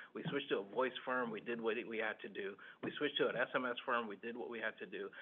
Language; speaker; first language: English; early bilingual, other home language; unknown